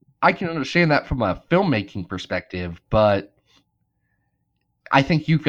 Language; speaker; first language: English; native; English